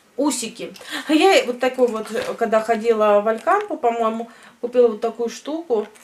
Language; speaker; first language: Russian; native; Russian